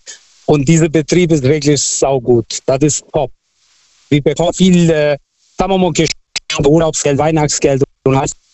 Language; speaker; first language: German; non-native, fluent; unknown